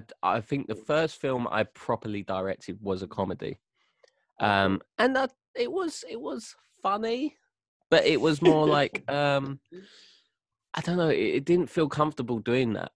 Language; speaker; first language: English; native; English